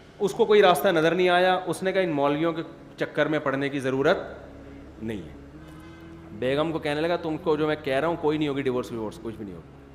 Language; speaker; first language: Urdu; native; Urdu